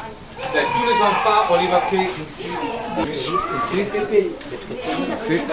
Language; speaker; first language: French; non-native, fluent; Italian